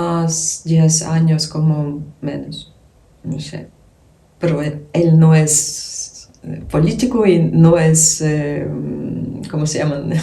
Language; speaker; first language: Spanish; non-native, learner; Ukrainian